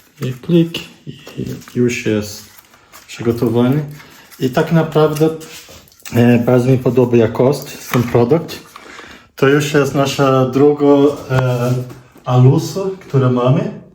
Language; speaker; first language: Polish; non-native, learner; Portuguese